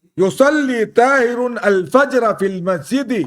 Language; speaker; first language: Arabic; non-native, fluent; Urdu